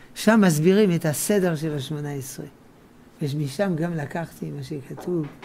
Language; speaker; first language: Hebrew; non-native, fluent; French